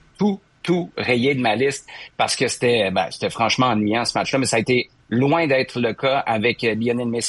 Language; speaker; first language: French; native; French